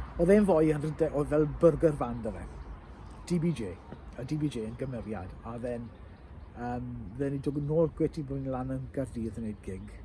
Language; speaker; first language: Welsh; native; Welsh